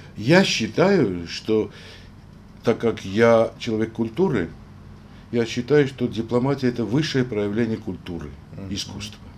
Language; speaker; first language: Russian; non-native, local second language; Armenian